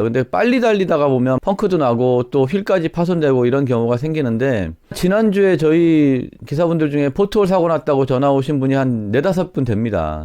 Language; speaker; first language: Korean; native; Korean